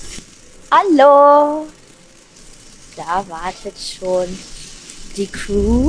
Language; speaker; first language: German; native; German